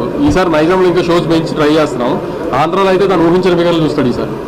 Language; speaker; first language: Telugu; native; Telugu